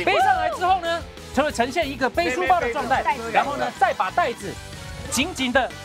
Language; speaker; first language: Chinese; native; Chinese